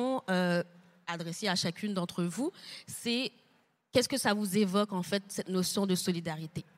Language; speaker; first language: French; native; French